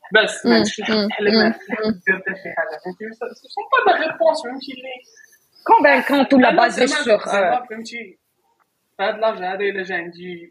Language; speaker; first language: Arabic; native; Arabic